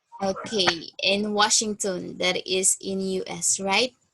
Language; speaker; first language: English; non-native, fluent; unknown